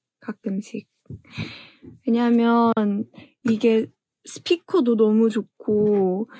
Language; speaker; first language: Korean; early bilingual, heritage; English